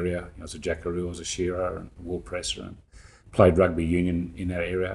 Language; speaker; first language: English; native; English